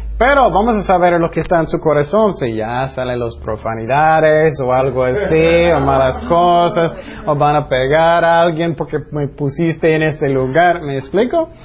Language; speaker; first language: Spanish; non-native, fluent; English